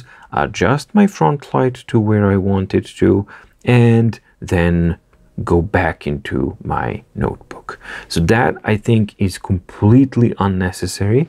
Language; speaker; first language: English; non-native, fluent; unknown